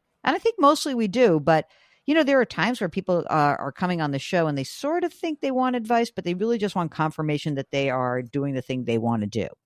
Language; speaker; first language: English; native; English